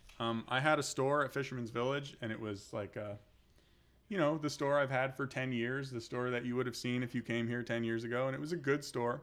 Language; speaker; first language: English; native; English